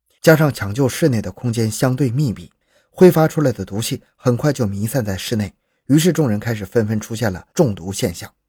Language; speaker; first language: Chinese; native; Chinese